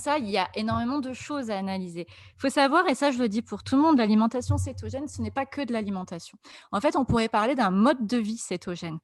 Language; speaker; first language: French; native; French